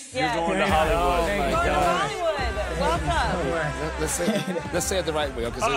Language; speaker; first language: English; native; English